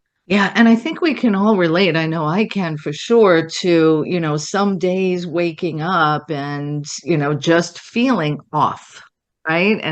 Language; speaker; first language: English; native; English